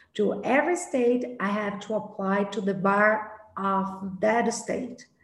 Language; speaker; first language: English; non-native, fluent; Portuguese